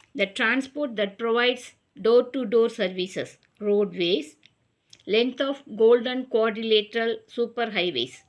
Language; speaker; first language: English; non-native, local second language; Tamil